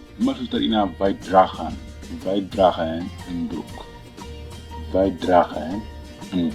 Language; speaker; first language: Dutch; non-native, fluent; Tigrinya